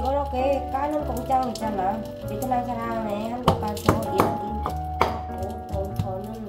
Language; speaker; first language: Korean; non-native, learner; Vietnamese